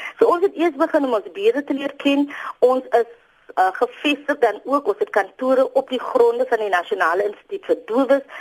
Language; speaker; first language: Afrikaans; native; Afrikaans